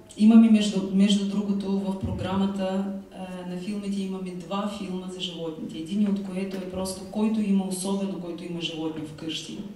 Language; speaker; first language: Bulgarian; early bilingual, heritage; Bulgarian